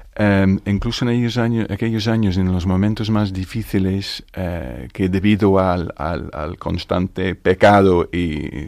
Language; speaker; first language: Spanish; non-native, fluent; English